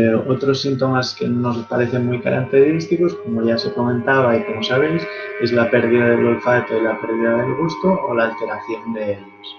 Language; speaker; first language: Spanish; native; Spanish